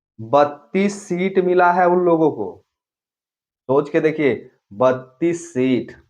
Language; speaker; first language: Hindi; native; Hindi